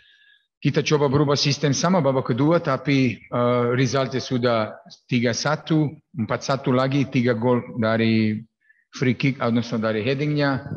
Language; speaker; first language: Indonesian; non-native, learner; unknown